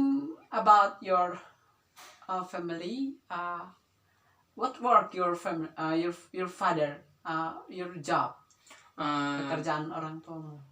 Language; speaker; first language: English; non-native, learner; Indonesian